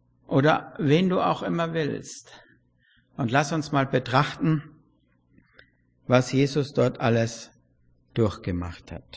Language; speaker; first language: German; native; German